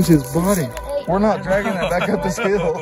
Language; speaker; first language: English; native; English